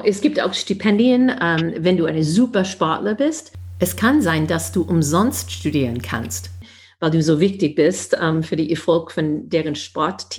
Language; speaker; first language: German; non-native, fluent; English